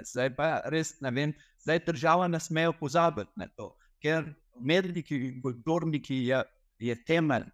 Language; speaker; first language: Slovenian; non-native, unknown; Arabic